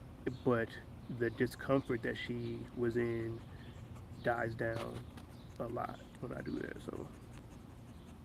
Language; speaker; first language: English; native; English